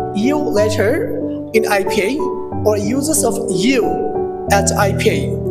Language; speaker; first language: English; non-native, local second language; Bangla